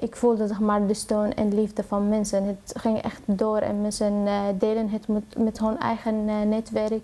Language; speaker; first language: Dutch; non-native, fluent; Arabic